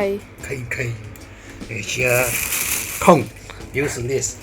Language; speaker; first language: English; non-native, learner; Chinese